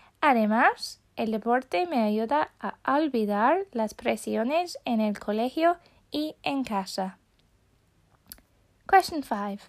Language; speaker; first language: Spanish; non-native, fluent; English